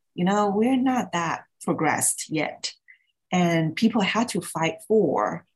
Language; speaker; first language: English; early bilingual, other home language; Thai